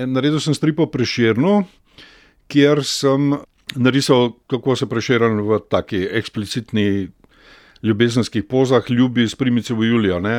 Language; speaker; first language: Slovenian; native; Slovenian